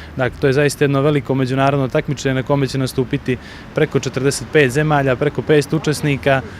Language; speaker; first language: Bosnian; native; Bosnian